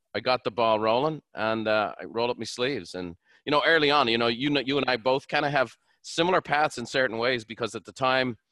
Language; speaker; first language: English; native; English